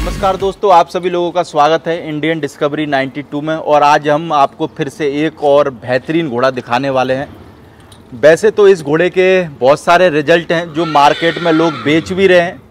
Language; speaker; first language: Hindi; native; Hindi